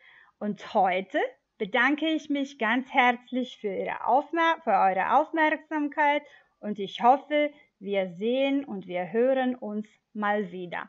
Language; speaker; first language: German; non-native, fluent; Macedonian